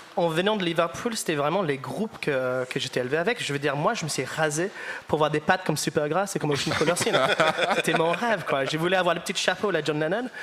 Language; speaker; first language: French; non-native, fluent; English